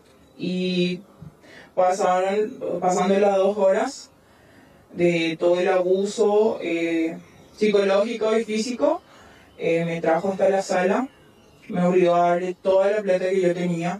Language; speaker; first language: Spanish; native; Spanish